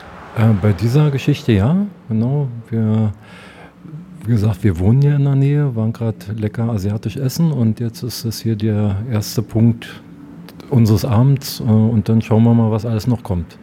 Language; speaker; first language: German; native; German